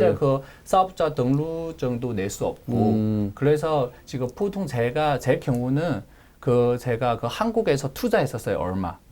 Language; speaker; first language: Korean; non-native, learner; Chinese